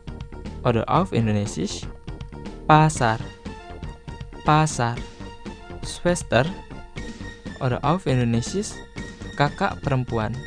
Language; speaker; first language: German; non-native, fluent; Indonesian